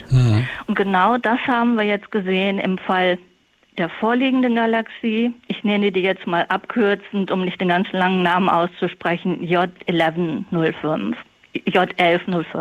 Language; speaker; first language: German; native; German